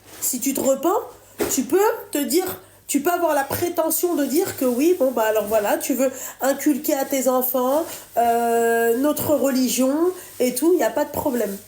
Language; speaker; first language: French; native; French